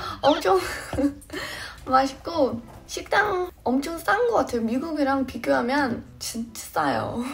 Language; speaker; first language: Korean; non-native, fluent; English